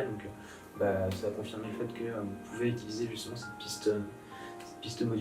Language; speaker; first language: French; native; French